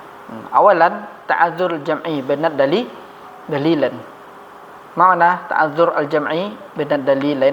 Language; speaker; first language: Arabic; non-native, fluent; Indonesian